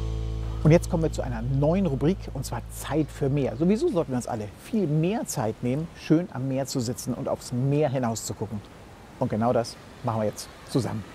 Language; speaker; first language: German; native; German